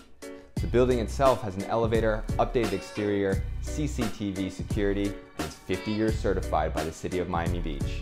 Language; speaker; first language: English; native; English